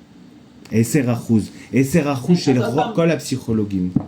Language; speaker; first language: Hebrew; non-native, fluent; French